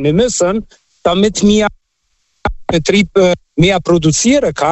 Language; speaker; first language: German; non-native, fluent; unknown